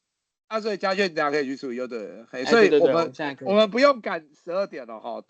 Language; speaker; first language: Chinese; native; Chinese